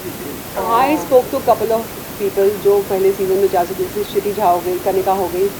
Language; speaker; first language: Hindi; native; Hindi